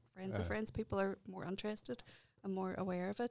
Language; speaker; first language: English; native; English